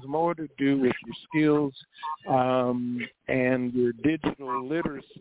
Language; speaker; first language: English; early bilingual, other home language; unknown